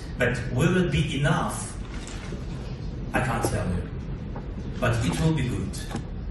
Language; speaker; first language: English; non-native, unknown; Russian